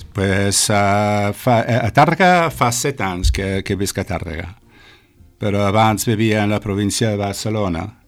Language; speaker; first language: Catalan; non-native, learner; English